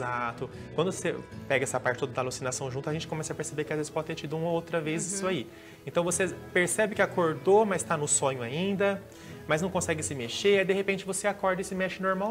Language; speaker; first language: Portuguese; native; Portuguese